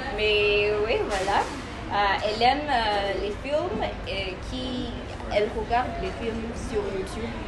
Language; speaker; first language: French; non-native, learner; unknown